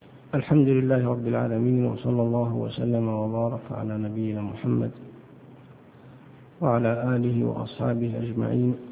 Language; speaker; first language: Arabic; native; Arabic